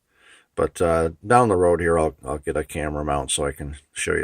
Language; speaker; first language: English; native; English